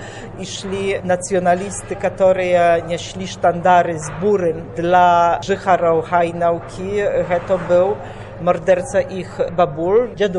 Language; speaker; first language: Belarusian; early bilingual, heritage; Belarusian